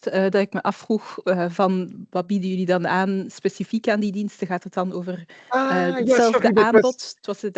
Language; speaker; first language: Dutch; native; Dutch